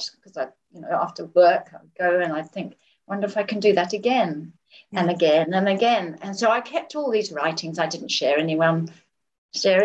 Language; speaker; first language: English; native; English